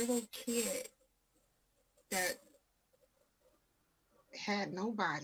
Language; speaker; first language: English; native; English